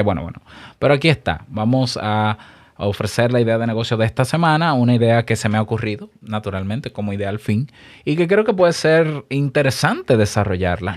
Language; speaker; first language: Spanish; native; Spanish